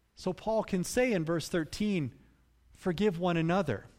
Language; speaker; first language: English; native; English